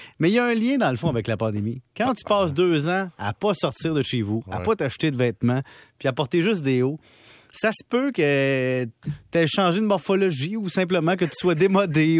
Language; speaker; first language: French; native; French